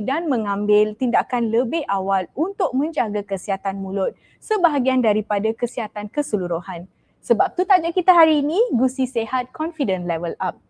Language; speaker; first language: Malay; native; Malay